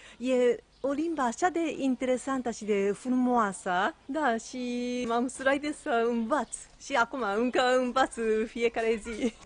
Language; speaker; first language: Romanian; non-native, fluent; Japanese